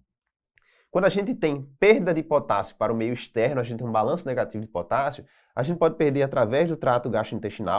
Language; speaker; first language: Portuguese; native; Portuguese